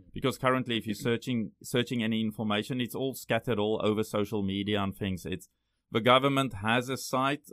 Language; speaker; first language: English; non-native, local second language; Afrikaans